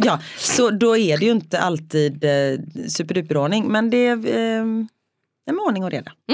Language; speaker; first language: Swedish; native; Swedish